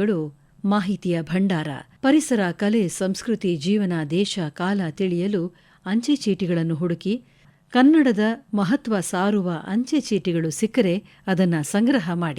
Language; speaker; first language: Kannada; native; Kannada